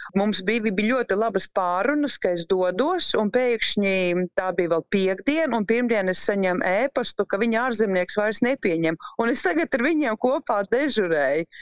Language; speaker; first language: Latvian; native; Latvian